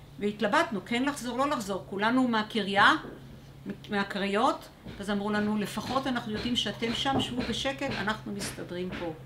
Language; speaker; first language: Hebrew; early bilingual, other home language; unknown